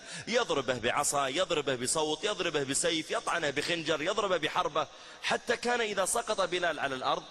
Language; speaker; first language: Arabic; native; Arabic